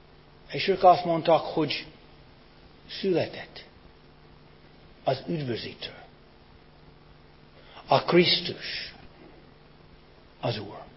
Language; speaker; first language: Hungarian; non-native, fluent; English